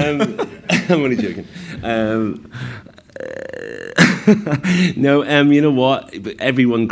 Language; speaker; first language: English; native; English